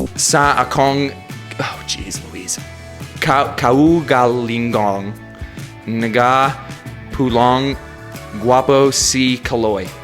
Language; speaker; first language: Cebuano; non-native, learner; English